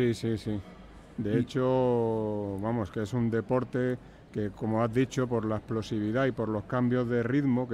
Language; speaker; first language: Spanish; native; Spanish